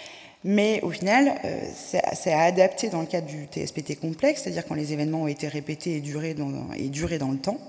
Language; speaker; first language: French; native; French